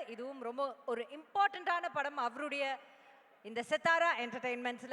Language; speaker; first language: Tamil; native; Tamil